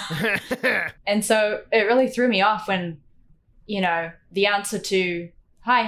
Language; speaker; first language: English; native; English